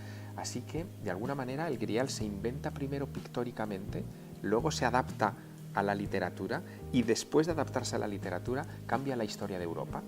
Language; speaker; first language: Spanish; native; Spanish